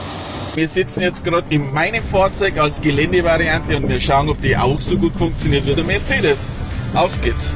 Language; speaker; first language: German; native; German